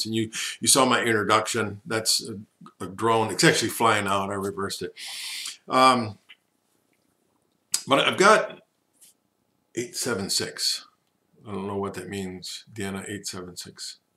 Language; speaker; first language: English; native; English